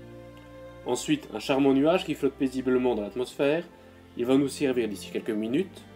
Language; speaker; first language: French; native; French